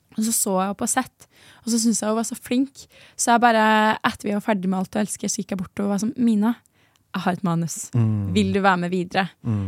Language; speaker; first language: Norwegian; native; Norwegian